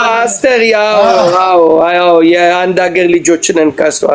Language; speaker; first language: Amharic; non-native, fluent; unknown